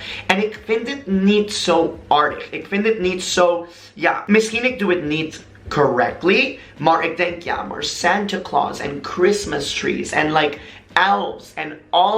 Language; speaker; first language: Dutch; non-native, learner; English